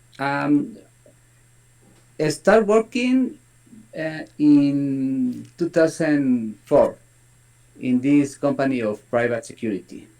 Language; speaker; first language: English; non-native, learner; Spanish